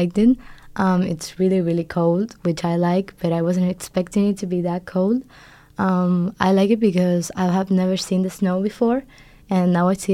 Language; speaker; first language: English; non-native, fluent; Spanish